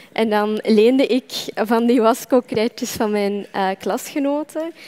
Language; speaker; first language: Dutch; non-native, fluent; Arabic